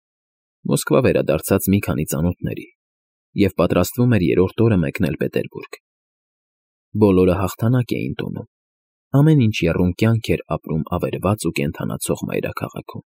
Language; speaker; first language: Armenian; native; Armenian